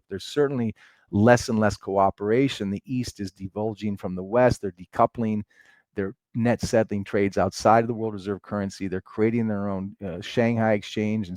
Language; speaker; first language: English; native; English